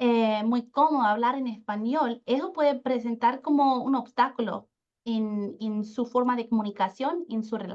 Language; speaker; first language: Spanish; early bilingual, heritage; Spanish